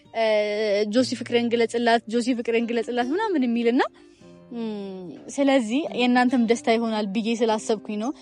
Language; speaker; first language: Amharic; native; Amharic